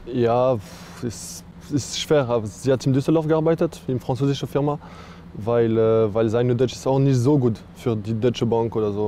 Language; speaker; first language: German; non-native, learner; French